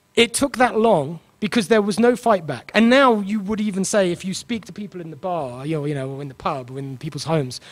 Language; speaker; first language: English; native; English